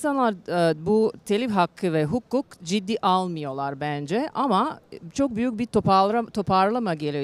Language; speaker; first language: Turkish; non-native, learner; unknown